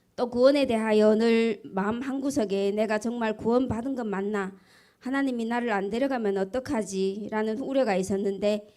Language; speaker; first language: Korean; early bilingual, heritage; Korean